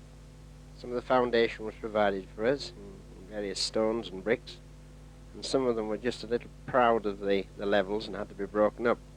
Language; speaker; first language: English; native; English